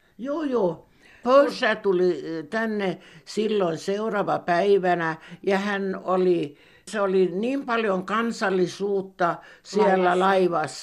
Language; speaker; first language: Finnish; non-native, local second language; Swedish